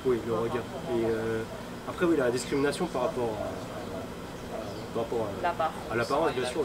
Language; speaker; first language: French; early bilingual, other home language; Min Nan Chinese